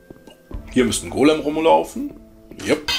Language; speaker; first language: German; native; German